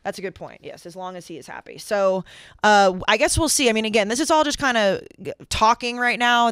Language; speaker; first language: English; native; English